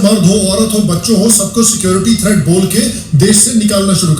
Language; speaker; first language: Hindi; native; Hindi